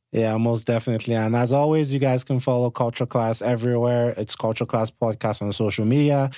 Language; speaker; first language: English; non-native, local second language; Yoruba